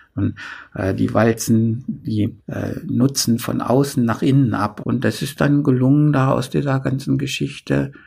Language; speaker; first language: German; native; German